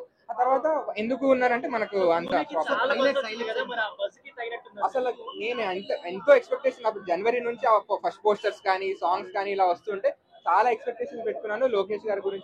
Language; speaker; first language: Telugu; native; Telugu